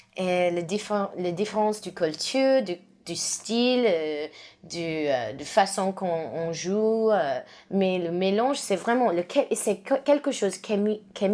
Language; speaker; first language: French; non-native, learner; English